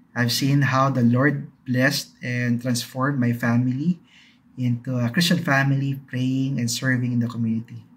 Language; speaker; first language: English; non-native, local second language; Bikol